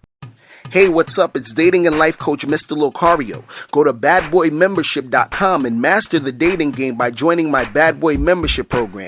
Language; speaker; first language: English; native; English